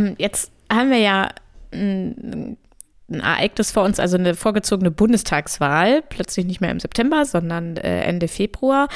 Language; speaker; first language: German; native; German